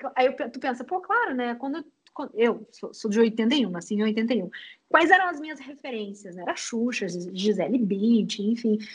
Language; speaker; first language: Portuguese; native; Portuguese